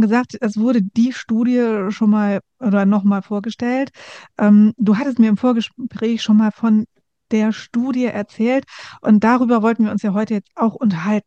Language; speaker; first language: German; native; German